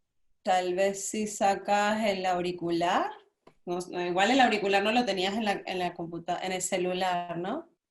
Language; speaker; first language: Spanish; native; Spanish